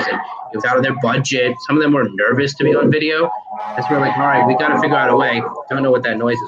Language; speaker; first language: English; native; English